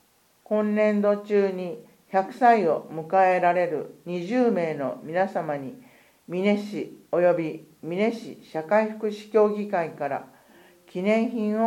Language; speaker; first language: Japanese; native; Japanese